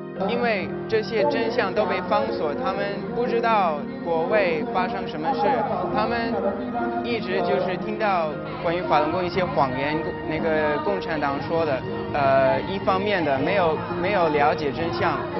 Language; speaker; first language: Chinese; non-native, fluent; English